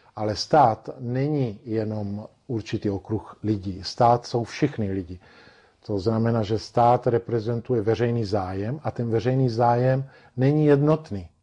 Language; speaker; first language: Czech; non-native, fluent; Italian